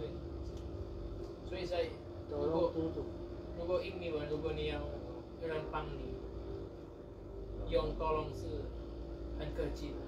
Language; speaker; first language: Chinese; non-native, fluent; Indonesian